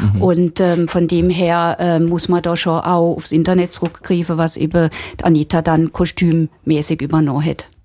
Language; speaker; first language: German; native; German